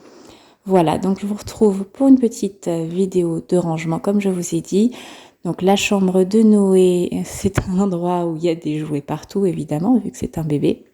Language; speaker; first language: French; native; French